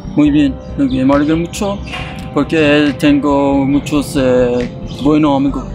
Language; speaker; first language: Spanish; non-native, learner; Persian